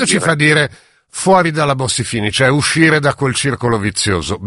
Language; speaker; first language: Italian; native; Italian